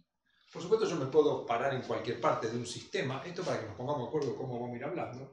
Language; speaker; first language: Spanish; native; Spanish